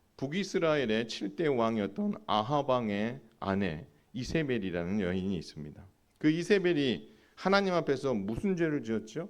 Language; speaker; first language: Korean; native; Korean